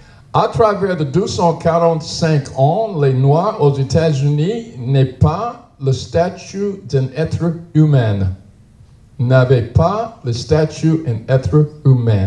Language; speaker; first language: French; non-native, learner; English